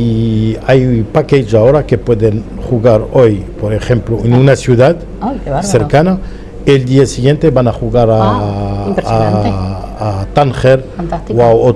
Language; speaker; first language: Spanish; non-native, fluent; Arabic